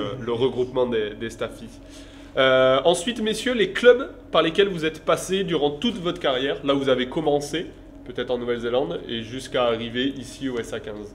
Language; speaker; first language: French; native; French